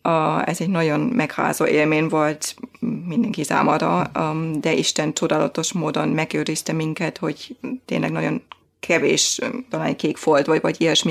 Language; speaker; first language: Hungarian; non-native, fluent; German